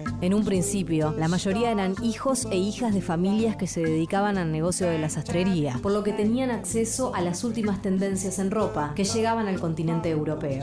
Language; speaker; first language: Spanish; native; Spanish